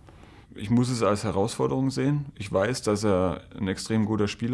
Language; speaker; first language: German; native; German